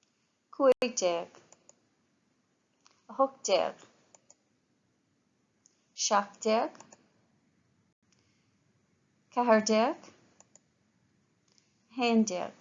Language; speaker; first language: Irish; non-native, local second language; English